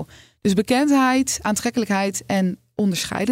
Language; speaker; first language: Dutch; native; Dutch